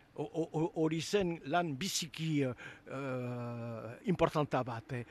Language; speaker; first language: Basque; native; Basque